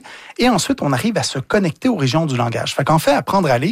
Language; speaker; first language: French; native; French